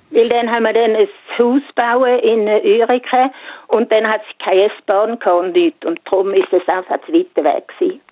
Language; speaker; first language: German; non-native, fluent; Swedish